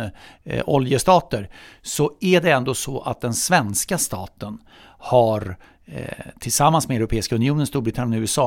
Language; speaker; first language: Swedish; native; Swedish